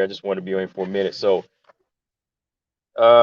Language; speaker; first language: English; native; English